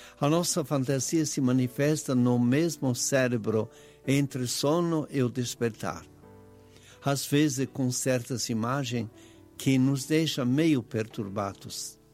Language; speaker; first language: Portuguese; non-native, fluent; Italian